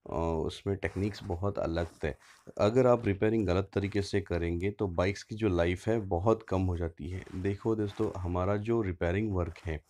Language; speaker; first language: Hindi; non-native, local second language; Marathi